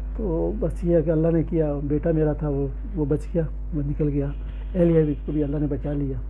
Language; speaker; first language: Urdu; non-native, local second language; Pahari-Potwari